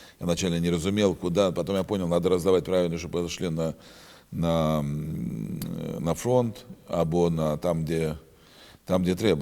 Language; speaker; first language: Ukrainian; non-native, learner; Russian